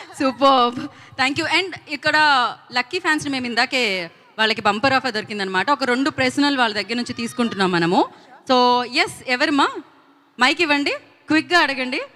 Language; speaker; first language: Telugu; native; Telugu